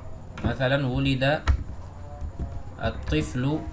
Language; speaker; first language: Arabic; non-native, fluent; Urdu